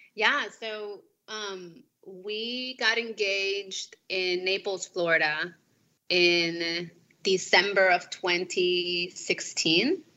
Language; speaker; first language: English; non-native, fluent; Spanish